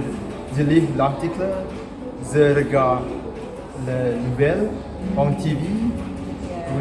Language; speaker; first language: French; non-native, learner; Indonesian